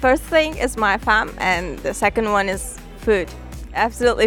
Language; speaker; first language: English; non-native, learner; Turkish